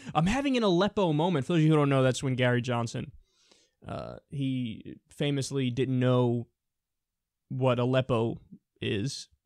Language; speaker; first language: English; native; English